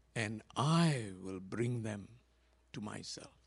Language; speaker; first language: English; non-native, local second language; Tamil